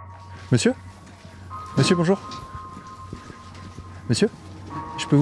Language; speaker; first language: French; native; French